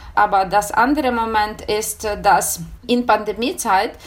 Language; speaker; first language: German; non-native, fluent; Ukrainian